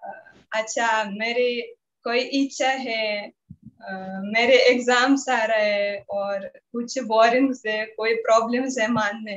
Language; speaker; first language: Hindi; non-native, learner; Russian